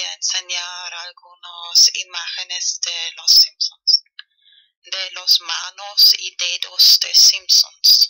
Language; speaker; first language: Spanish; non-native, fluent; German